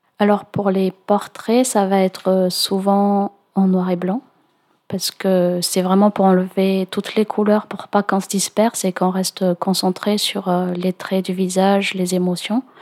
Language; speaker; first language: French; non-native, local second language; Malagasy